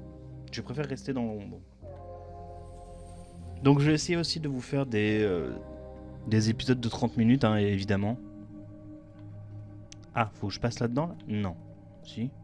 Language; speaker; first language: French; native; French